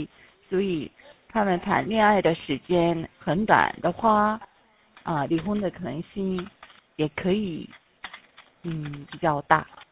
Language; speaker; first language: Chinese; non-native, fluent; Korean